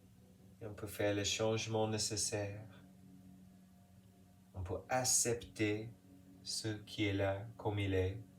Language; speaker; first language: French; non-native, fluent; English